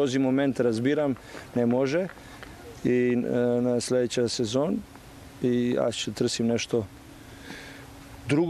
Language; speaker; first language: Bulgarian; non-native, learner; Bosnian